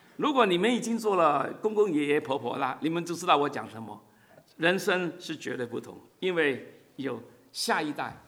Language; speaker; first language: Chinese; non-native, local second language; Cantonese